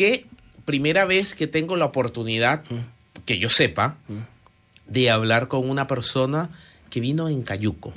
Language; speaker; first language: Spanish; native; Spanish